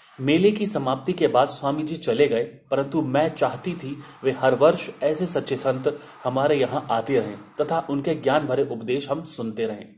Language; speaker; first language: Hindi; non-native, local second language; Sindhi